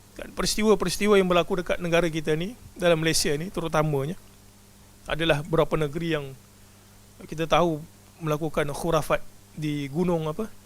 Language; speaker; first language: Malay; native; Malay